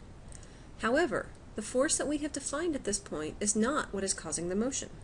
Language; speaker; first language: English; native; English